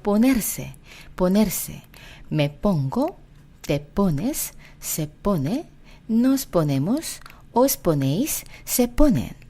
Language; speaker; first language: Spanish; non-native, fluent; Korean